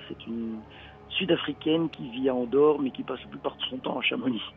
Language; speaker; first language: French; native; French